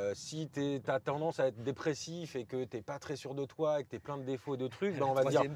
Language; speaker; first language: French; native; French